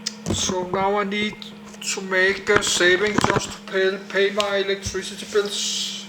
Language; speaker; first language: English; non-native, learner; Danish